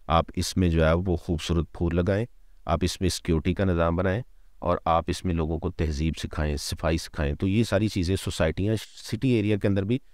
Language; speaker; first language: Urdu; non-native, local second language; Punjabi